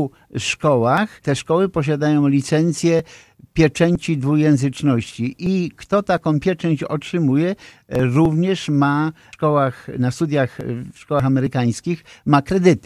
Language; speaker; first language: Polish; native; Polish